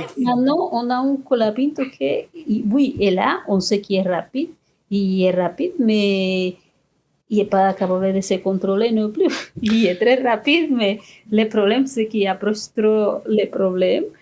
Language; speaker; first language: French; non-native, fluent; Spanish